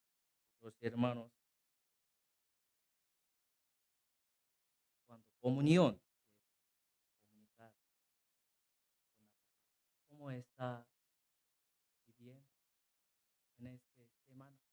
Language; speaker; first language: Spanish; non-native, learner; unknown